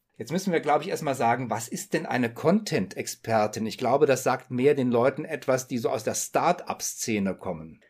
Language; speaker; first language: German; native; German